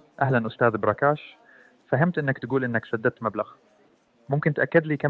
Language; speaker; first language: Arabic; native; Arabic